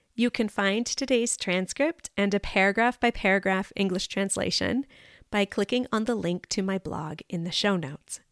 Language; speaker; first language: English; native; English